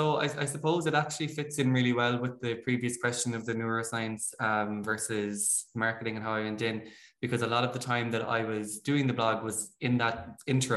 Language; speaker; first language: English; native; English